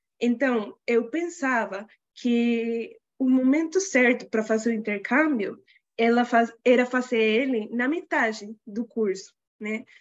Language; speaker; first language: Portuguese; non-native, fluent; Spanish